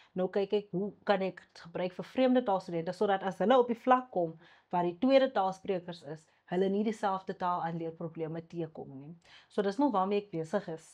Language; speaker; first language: Afrikaans; non-native, local second language; Xhosa